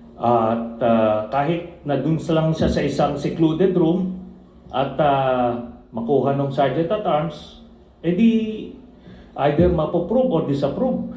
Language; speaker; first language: Filipino; native; Filipino